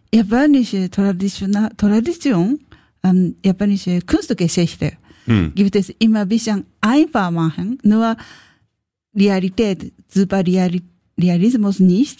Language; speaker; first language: German; non-native, learner; Japanese